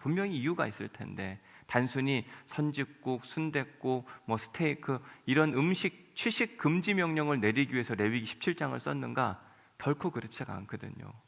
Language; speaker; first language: Korean; native; Korean